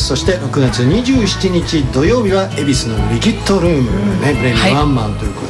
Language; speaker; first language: Japanese; native; Japanese